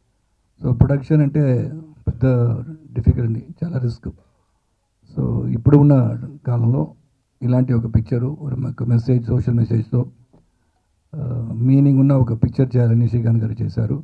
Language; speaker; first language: Telugu; non-native, fluent; Tamil